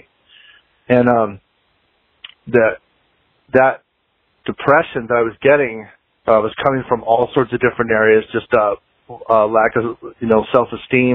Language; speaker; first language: English; native; English